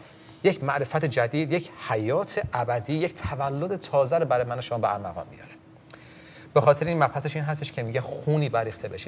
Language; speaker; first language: Persian; native; Persian